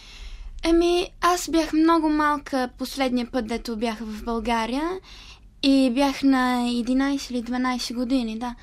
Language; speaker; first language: Bulgarian; early bilingual, heritage; Italian